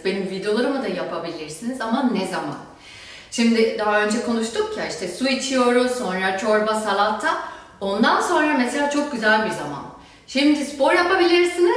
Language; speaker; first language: Turkish; non-native, fluent; German